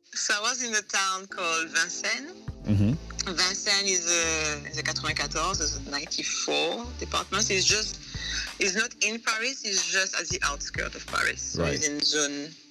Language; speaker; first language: English; non-native, fluent; French